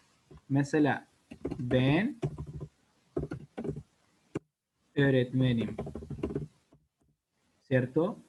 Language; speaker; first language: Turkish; non-native, learner; Spanish